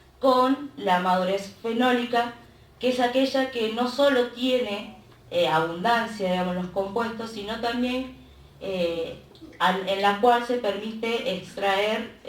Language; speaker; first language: Spanish; native; Spanish